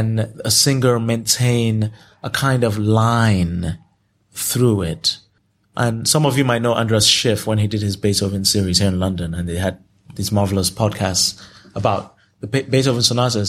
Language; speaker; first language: English; non-native, local second language; Yoruba